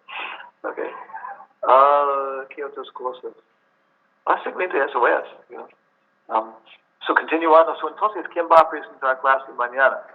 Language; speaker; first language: Spanish; non-native, learner; English